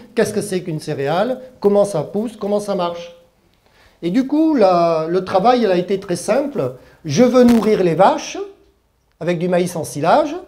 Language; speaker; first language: French; early bilingual, other home language; German